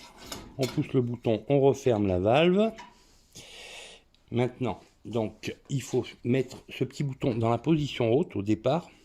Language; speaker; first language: French; native; French